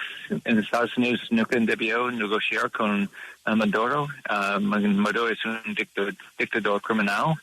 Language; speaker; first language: Spanish; non-native, learner; English